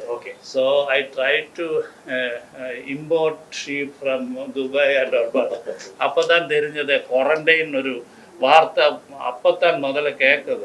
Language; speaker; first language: Tamil; non-native, learner; Malayalam